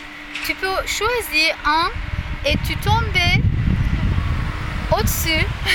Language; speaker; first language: French; non-native, learner; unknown